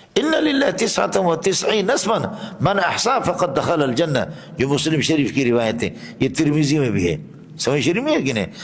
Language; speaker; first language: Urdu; non-native, local second language; Baluchi